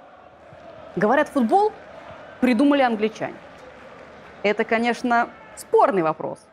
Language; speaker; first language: Russian; native; Russian